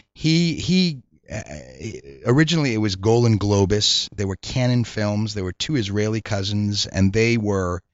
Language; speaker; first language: English; native; English